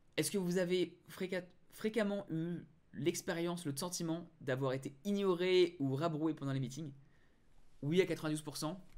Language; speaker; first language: French; native; French